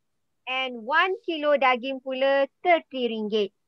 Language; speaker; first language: Malay; native; Malay